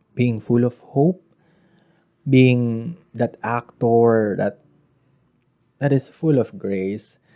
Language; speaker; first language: English; non-native, local second language; Filipino